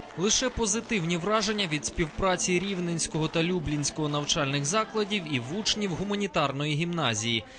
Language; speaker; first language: Ukrainian; native; Ukrainian